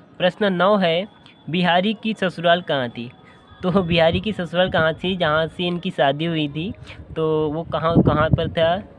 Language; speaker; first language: Hindi; native; Hindi